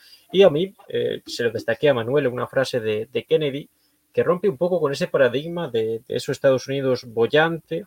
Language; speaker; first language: Spanish; native; Spanish